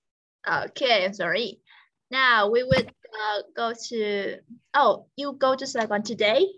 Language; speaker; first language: English; non-native, fluent; Vietnamese